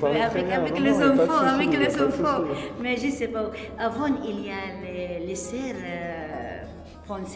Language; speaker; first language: French; non-native, learner; Arabic